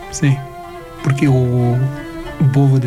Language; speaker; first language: Portuguese; non-native, learner; Arabic